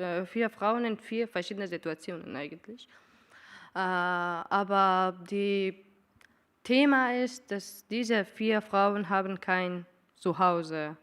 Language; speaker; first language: German; non-native, learner; Persian